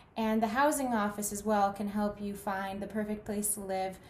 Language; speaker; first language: English; native; English